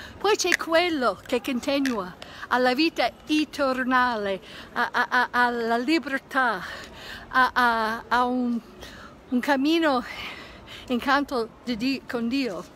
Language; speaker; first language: Italian; non-native, learner; English